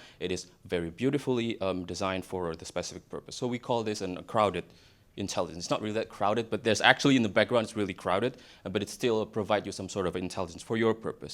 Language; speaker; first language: English; non-native, fluent; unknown